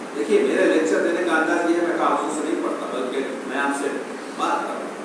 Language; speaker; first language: Urdu; native; Urdu